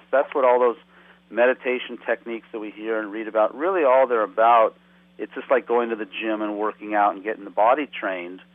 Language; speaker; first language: English; native; English